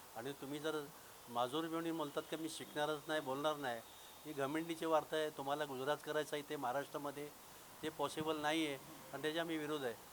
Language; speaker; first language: Marathi; non-native, local second language; Urdu